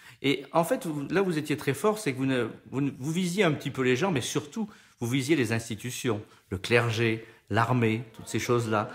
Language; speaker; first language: French; native; French